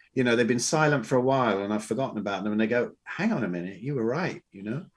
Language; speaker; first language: English; native; English